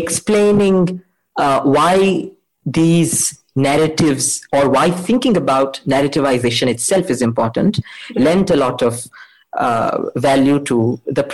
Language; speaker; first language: English; non-native, local second language; Kannada